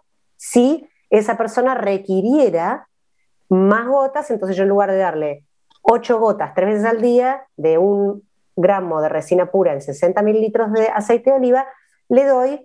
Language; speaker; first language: Spanish; native; Spanish